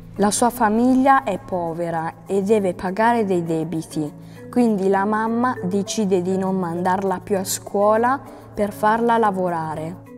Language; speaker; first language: Italian; native; Italian